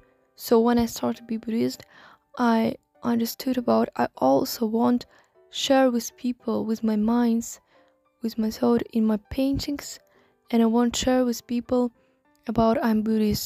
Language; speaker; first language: English; non-native, learner; Russian